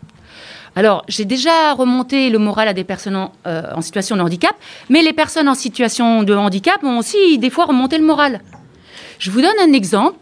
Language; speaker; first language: French; native; French